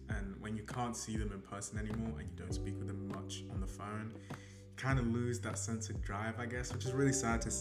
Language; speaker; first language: English; native; English